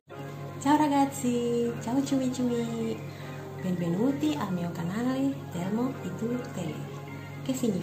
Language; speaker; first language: Italian; non-native, learner; Indonesian